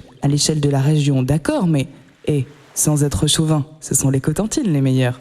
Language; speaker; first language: French; native; French